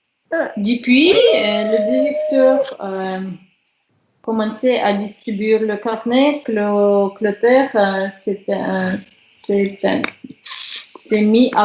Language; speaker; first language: French; non-native, learner; Russian